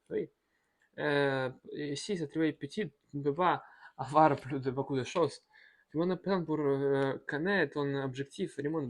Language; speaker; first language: French; non-native, learner; Russian